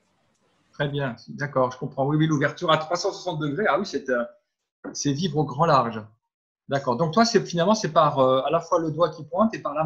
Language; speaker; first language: French; native; French